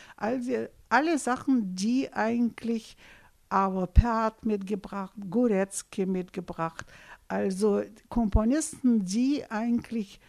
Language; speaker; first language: German; non-native, fluent; Russian